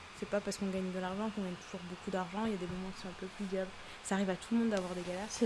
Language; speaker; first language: French; early bilingual, other home language; Lingala